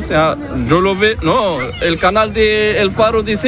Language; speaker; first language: Spanish; non-native, learner; Arabic